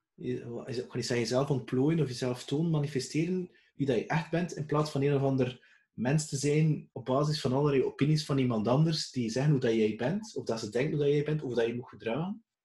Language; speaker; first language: Dutch; native; Dutch